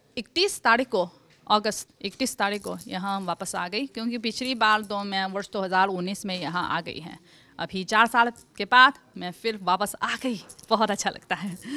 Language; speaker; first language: Hindi; non-native, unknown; Chinese